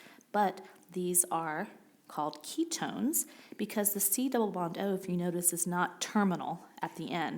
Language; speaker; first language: English; native; English